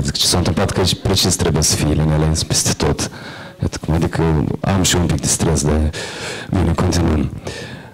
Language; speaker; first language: Romanian; native; Romanian